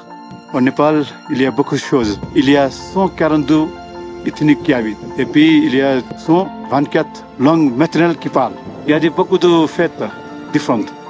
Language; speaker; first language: French; non-native, learner; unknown